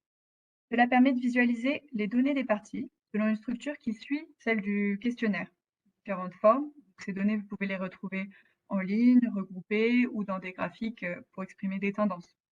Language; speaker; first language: French; native; French